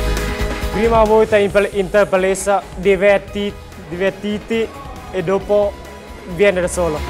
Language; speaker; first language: Italian; non-native, learner; Thai